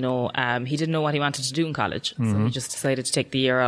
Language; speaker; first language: English; native; English